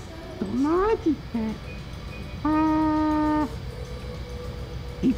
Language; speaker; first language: Japanese; non-native, fluent; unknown